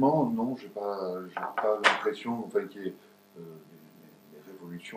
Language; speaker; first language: French; native; French